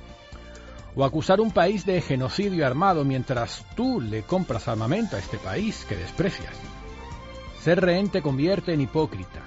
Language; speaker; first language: Spanish; native; Spanish